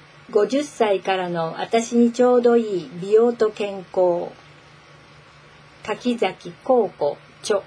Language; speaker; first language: Japanese; native; Japanese